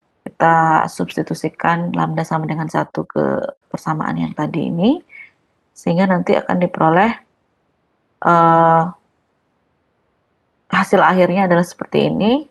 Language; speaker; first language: Indonesian; native; Indonesian